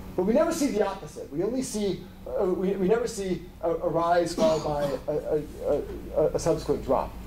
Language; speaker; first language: English; native; English